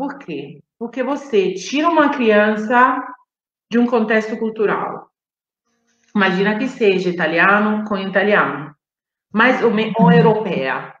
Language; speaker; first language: Portuguese; non-native, fluent; Italian